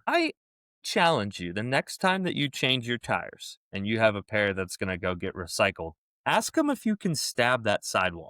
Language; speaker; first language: English; native; English